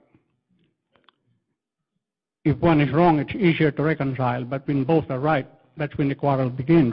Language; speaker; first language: English; non-native, local second language; Filipino